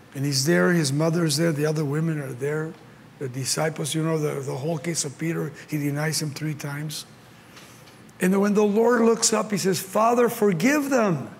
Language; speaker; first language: English; early bilingual, other home language; Spanish